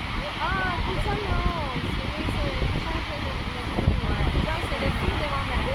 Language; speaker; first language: French; non-native, learner; Portuguese